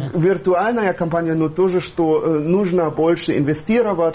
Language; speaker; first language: Russian; non-native, fluent; German